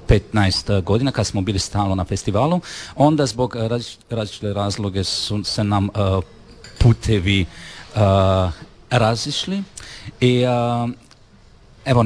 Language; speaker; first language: Croatian; non-native, fluent; Romanian